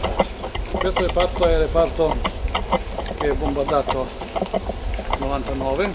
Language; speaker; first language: Italian; non-native, learner; Serbian